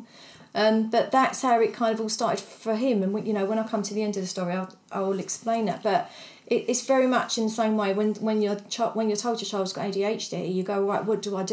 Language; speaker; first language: English; native; English